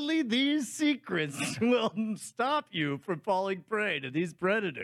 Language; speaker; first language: English; native; English